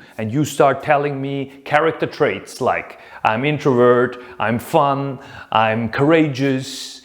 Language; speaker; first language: English; non-native, fluent; German